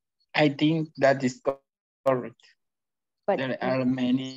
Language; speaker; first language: English; non-native, learner; Spanish